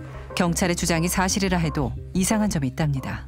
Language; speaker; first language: Korean; native; Korean